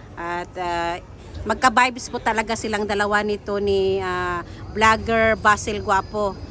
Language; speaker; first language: Filipino; non-native, local second language; Cebuano